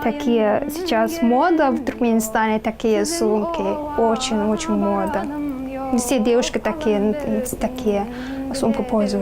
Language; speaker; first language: Russian; non-native, learner; Turkmen